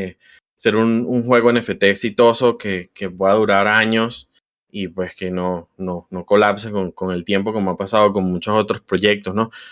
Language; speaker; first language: Spanish; native; Spanish